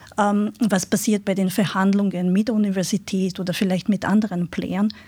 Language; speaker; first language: German; non-native, fluent; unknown